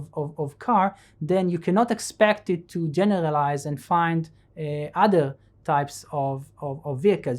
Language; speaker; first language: English; non-native, fluent; Hebrew